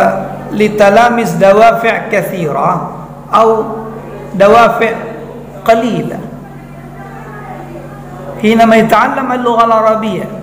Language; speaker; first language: Arabic; non-native, fluent; Indonesian